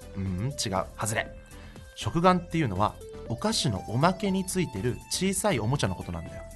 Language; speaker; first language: Japanese; native; Japanese